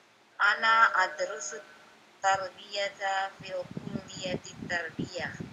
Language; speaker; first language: Arabic; non-native, learner; Indonesian